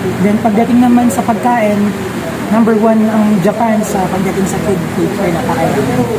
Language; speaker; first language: Filipino; early bilingual, heritage; Filipino